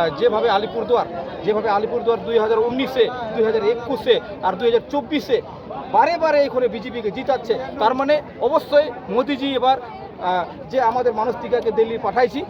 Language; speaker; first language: Bangla; non-native, local second language; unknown